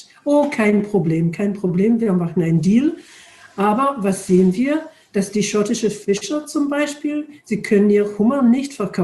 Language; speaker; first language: German; non-native, fluent; English